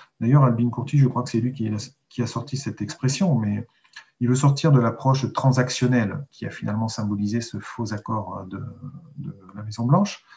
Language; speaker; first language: French; native; French